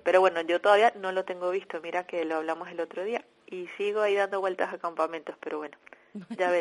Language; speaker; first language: Spanish; native; Spanish